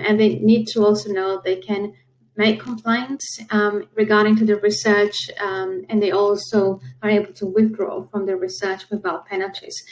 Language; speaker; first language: English; non-native, fluent; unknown